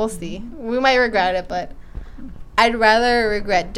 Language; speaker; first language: English; early bilingual, other home language; Spanish